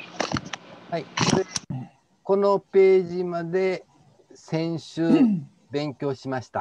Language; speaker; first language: Japanese; native; Japanese